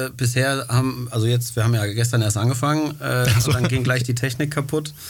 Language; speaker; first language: German; early bilingual, other home language; Greek